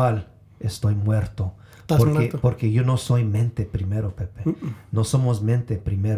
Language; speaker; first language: Spanish; early bilingual, heritage; Spanish